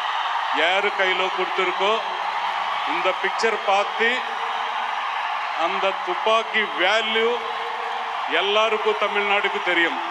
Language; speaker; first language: Tamil; non-native, learner; Telugu